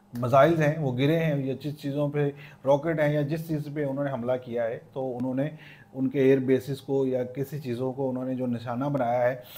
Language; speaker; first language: Urdu; non-native, local second language; Punjabi